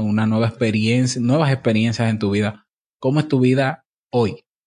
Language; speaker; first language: Spanish; native; Spanish